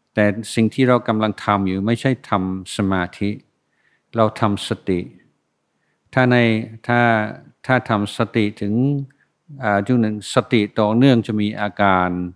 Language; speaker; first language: Thai; non-native, fluent; English